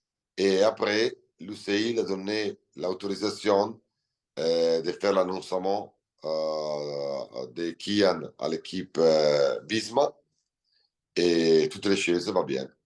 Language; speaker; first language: French; non-native, learner; Italian